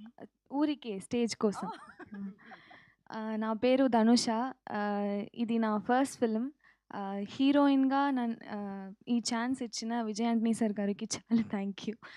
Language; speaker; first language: Telugu; non-native, local second language; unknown